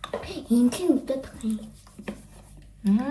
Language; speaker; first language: Mongolian; early bilingual, heritage; Mongolian